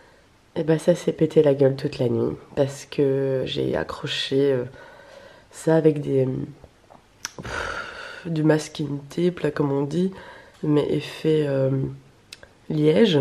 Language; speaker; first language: French; native; French